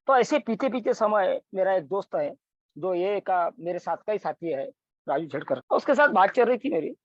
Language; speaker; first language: Hindi; non-native, local second language; Marathi